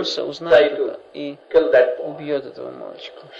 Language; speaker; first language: Russian; non-native, fluent; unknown